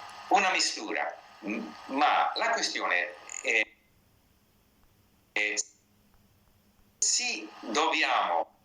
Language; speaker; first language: Italian; non-native, learner; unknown